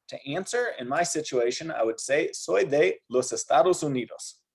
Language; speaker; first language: Spanish; non-native, fluent; English